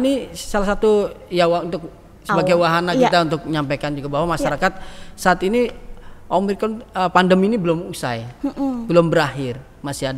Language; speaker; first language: Indonesian; native; Indonesian